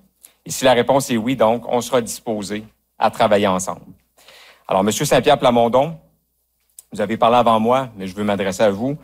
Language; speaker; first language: French; native; French